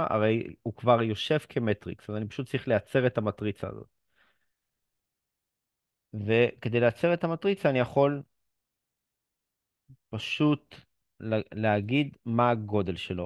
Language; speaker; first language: Hebrew; native; Hebrew